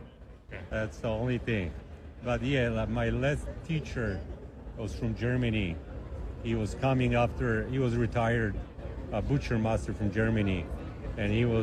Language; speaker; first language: English; non-native, fluent; Polish